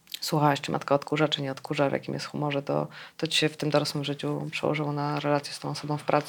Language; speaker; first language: Polish; native; Polish